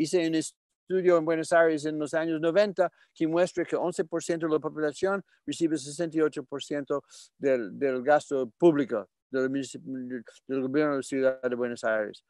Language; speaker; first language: Spanish; non-native, fluent; English